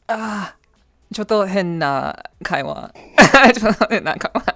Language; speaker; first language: Japanese; non-native, learner; English